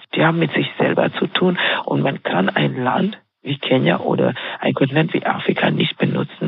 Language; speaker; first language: German; non-native, fluent; Swahili